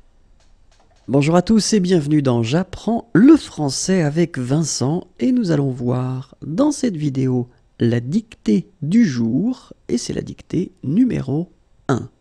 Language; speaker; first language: French; native; French